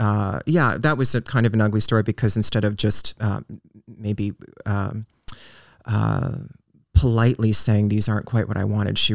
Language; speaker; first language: English; native; English